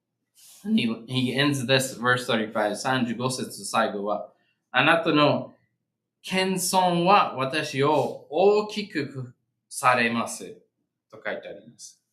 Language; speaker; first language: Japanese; non-native, fluent; English